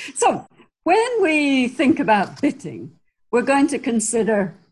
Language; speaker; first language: English; native; English